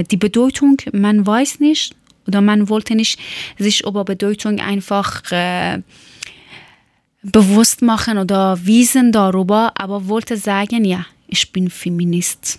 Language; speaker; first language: German; non-native, learner; Persian